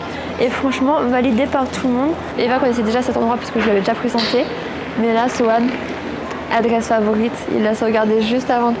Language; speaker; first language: French; native; French